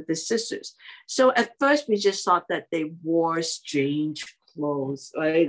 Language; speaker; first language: English; non-native, local second language; Cantonese